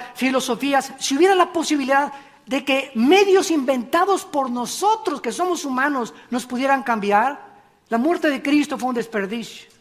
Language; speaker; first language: Spanish; native; Spanish